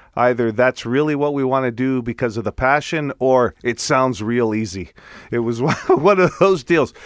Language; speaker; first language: English; non-native, fluent; Italian